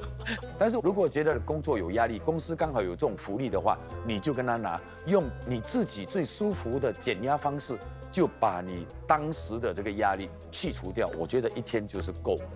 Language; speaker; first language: Chinese; native; Chinese